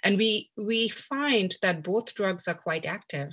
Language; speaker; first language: English; non-native, local second language; Hindi